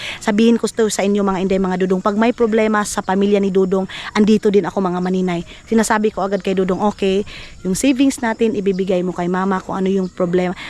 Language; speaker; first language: Filipino; non-native, local second language; Cebuano